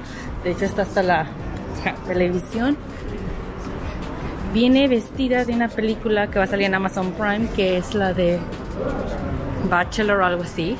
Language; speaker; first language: Spanish; native; Spanish